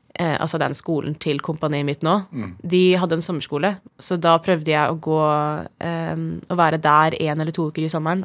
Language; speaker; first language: Norwegian; native; Norwegian